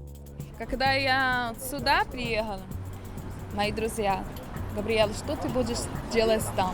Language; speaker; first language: Russian; non-native, learner; Portuguese